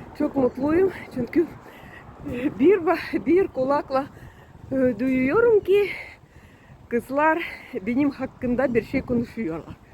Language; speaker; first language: Turkish; non-native, learner; Russian